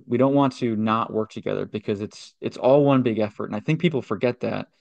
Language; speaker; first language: English; native; English